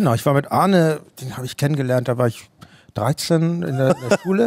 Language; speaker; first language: German; native; German